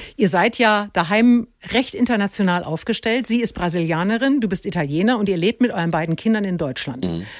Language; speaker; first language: German; native; German